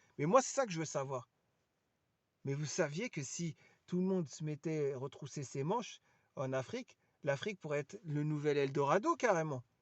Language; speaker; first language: French; native; French